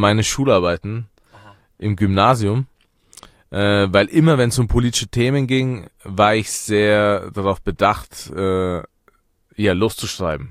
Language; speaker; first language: German; early bilingual, other home language; Persian